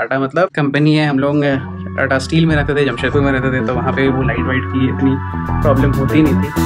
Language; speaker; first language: Hindi; native; Hindi